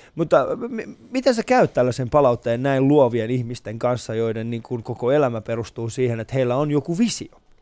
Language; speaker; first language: Finnish; non-native, fluent; Persian